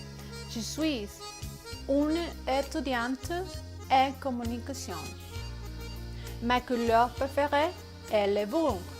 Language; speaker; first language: French; non-native, learner; Spanish